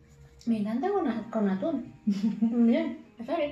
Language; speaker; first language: Spanish; non-native, learner; Indonesian